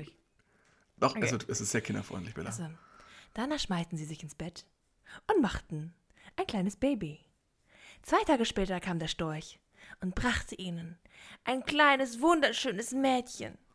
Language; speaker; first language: German; native; German